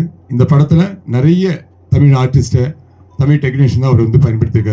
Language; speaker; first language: Tamil; native; Tamil